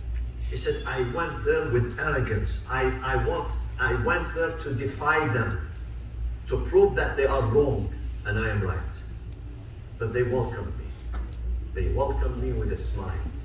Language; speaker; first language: English; non-native, fluent; Arabic